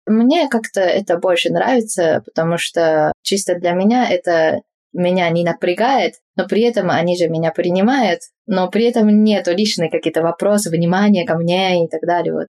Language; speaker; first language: Russian; non-native, fluent; Japanese